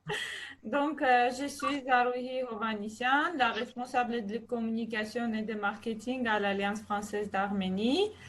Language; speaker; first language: French; non-native, fluent; Armenian